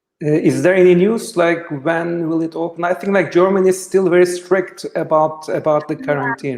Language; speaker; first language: English; non-native, fluent; Turkish